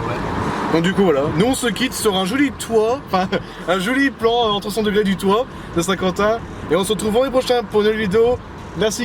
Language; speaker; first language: French; native; French